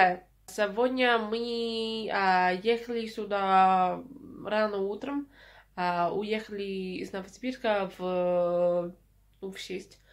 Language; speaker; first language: Russian; non-native, fluent; English